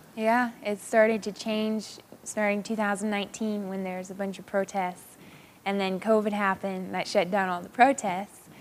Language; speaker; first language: English; native; English